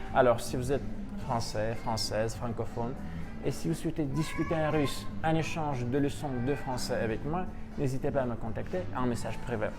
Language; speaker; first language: French; non-native, fluent; Russian